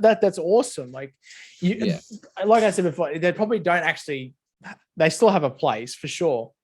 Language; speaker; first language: English; native; English